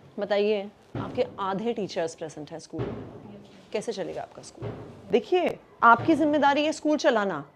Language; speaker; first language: Hindi; native; Hindi